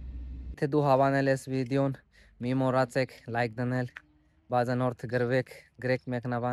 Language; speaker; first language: Armenian; non-native, learner; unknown